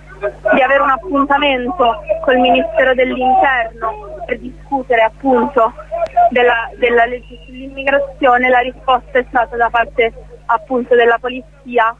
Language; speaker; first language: Italian; native; Italian